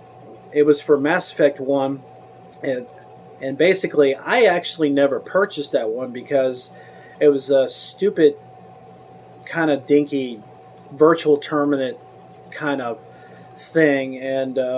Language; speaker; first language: English; native; English